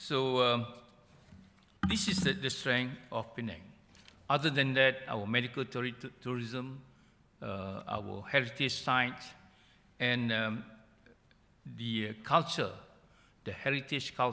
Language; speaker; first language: English; non-native, local second language; Malay